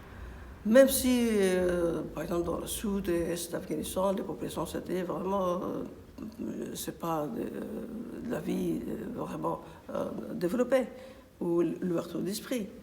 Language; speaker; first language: French; non-native, fluent; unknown